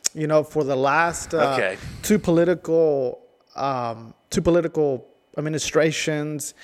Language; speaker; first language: English; non-native, fluent; Spanish